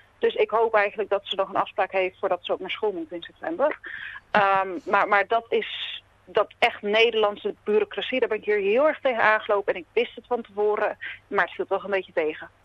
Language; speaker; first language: Dutch; native; Dutch